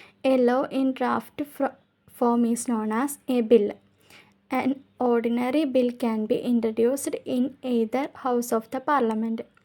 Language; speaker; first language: English; non-native, local second language; Malayalam